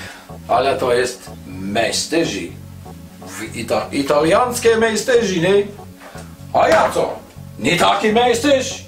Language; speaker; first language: Polish; non-native, learner; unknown